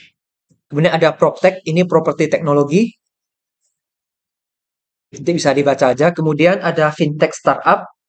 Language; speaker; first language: Indonesian; native; Indonesian